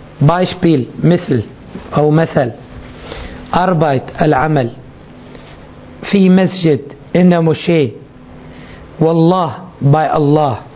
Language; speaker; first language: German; non-native, fluent; Arabic